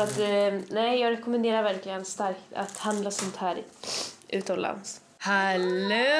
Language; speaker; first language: Swedish; native; Swedish